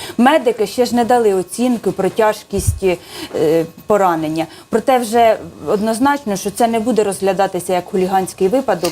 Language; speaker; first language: Ukrainian; native; Ukrainian